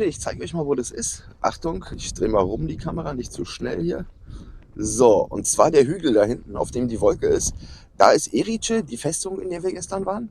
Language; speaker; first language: German; native; German